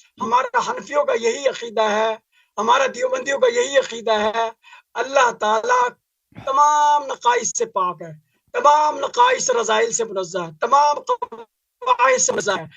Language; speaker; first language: Urdu; native; Urdu